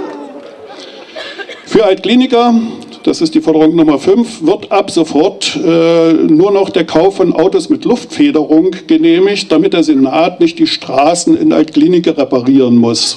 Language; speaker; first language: German; native; German